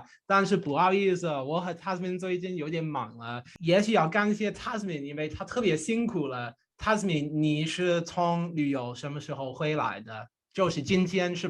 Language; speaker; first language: Chinese; non-native, fluent; English